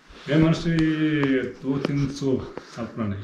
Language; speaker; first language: Hindi; non-native, fluent; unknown